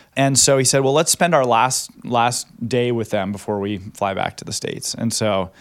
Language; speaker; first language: English; native; English